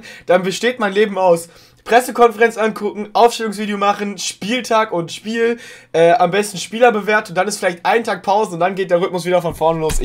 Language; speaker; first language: German; native; German